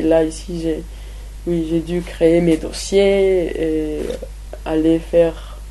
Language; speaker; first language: French; non-native, fluent; Spanish